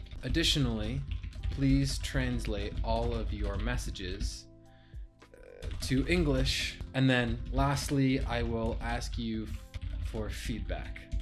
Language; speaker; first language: English; native; English